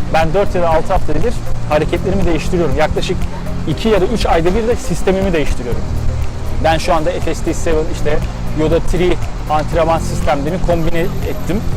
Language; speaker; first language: Turkish; native; Turkish